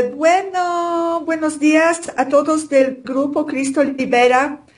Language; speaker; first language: Spanish; non-native, fluent; Polish